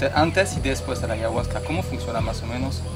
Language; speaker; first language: Spanish; non-native, fluent; French